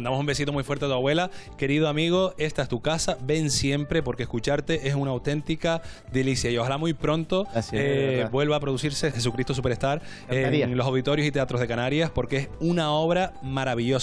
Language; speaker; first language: Spanish; native; Spanish